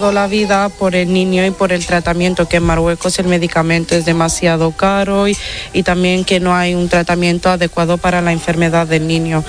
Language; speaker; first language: Spanish; non-native, fluent; Italian